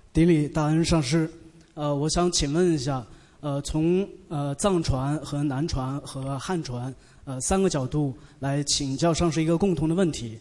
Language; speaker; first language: Chinese; native; Chinese